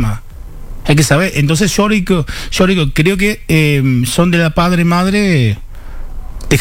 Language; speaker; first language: Spanish; non-native, learner; Chinese